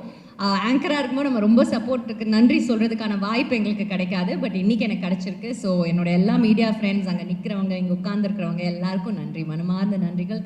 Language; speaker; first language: Tamil; native; Tamil